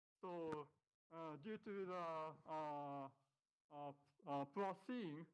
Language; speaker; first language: English; non-native, learner; Japanese